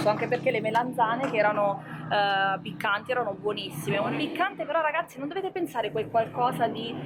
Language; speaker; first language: Italian; native; Italian